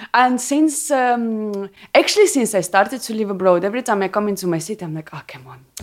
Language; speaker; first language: English; non-native, fluent; Ukrainian